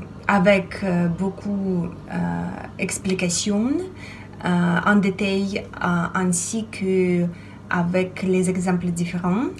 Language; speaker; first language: French; non-native, fluent; Russian